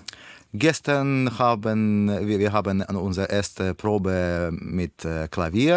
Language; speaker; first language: German; non-native, learner; Russian